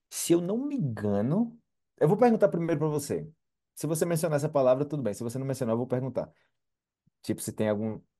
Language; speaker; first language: Portuguese; native; Portuguese